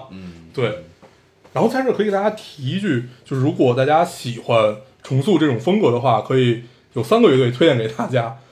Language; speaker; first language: Chinese; native; Chinese